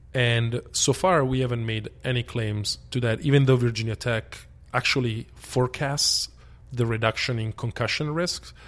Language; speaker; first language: English; early bilingual, other home language; Italian